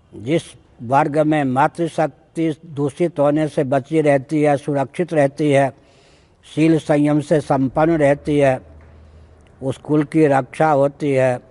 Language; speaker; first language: Hindi; non-native, local second language; Maithili